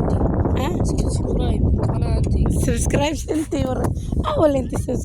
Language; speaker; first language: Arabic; non-native, learner; Filipino